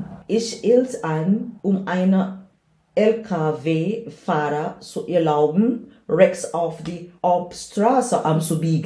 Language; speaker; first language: German; non-native, learner; English